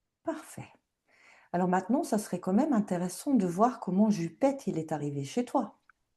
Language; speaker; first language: French; native; French